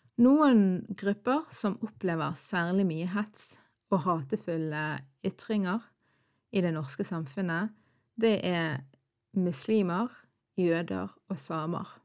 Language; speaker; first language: Norwegian; early bilingual, other home language; Arabic